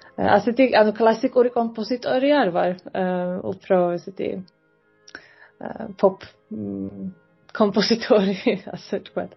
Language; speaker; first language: Georgian; non-native, fluent; Swedish